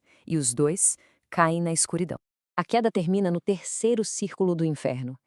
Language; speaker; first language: Portuguese; native; Portuguese